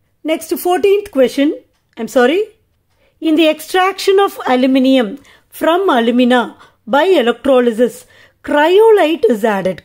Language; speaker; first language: English; non-native, local second language; Tamil